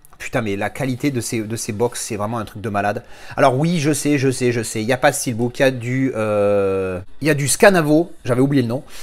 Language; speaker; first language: French; native; French